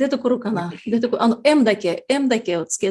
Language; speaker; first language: Japanese; non-native, fluent; Tatar